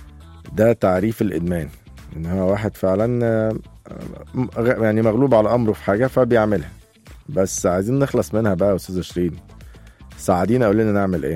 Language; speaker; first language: Arabic; native; Arabic